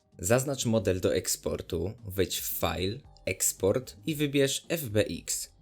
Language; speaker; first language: Polish; native; Polish